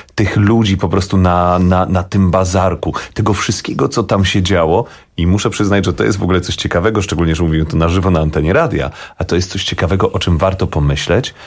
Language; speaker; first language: Polish; native; Polish